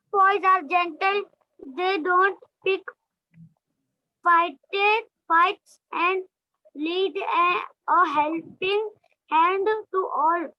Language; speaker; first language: English; non-native, learner; Hindi